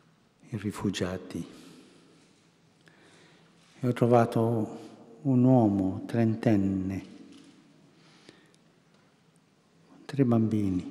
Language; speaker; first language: Italian; non-native, fluent; Spanish